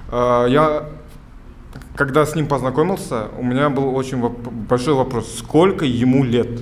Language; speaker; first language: Russian; native; Russian